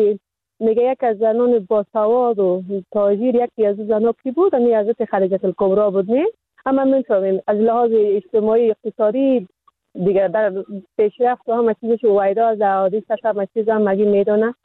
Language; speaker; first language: Persian; native; Persian